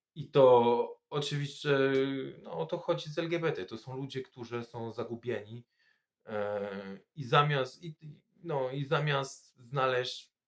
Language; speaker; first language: Polish; non-native, fluent; French